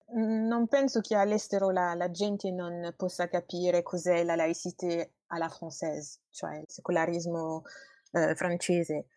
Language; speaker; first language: Italian; non-native, fluent; French